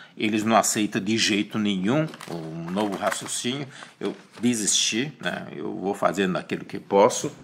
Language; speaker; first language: Portuguese; early bilingual, other home language; Chinese